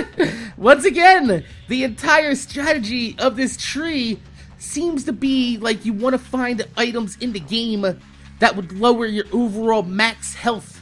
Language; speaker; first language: English; native; English